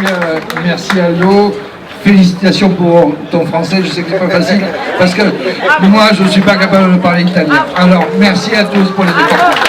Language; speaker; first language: French; native; French